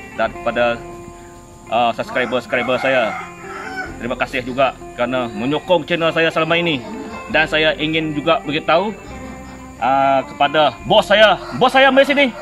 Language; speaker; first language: Malay; non-native, local second language; Iban